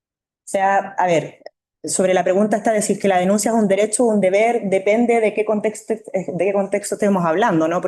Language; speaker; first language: Spanish; native; Spanish